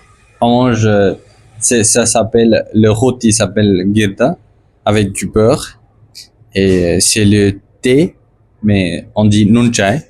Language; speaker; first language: French; non-native, learner; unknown